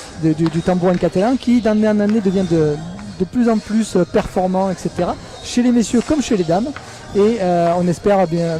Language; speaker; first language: French; native; French